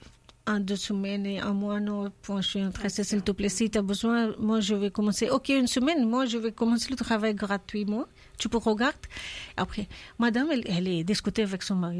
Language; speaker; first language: French; non-native, learner; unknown